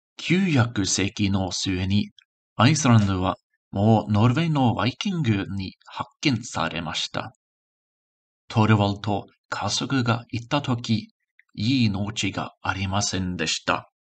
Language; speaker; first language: Japanese; non-native, learner; English